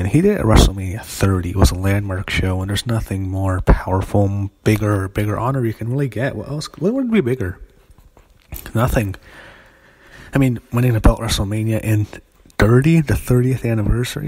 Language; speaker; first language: English; native; English